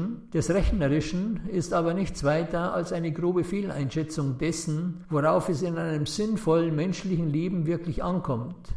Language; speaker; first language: German; native; German